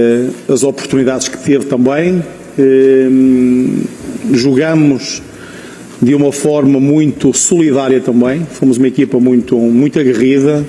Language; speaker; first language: Portuguese; native; Portuguese